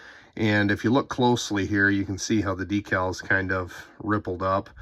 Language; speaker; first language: English; native; English